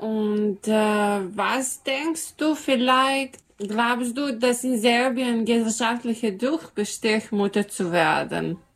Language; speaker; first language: German; non-native, learner; Serbian